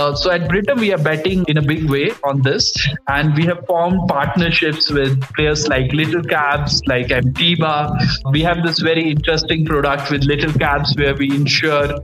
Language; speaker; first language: English; non-native, local second language; Hindi